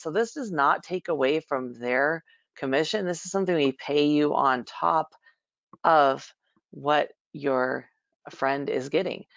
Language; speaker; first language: English; native; English